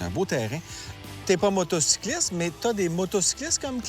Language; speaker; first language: French; native; French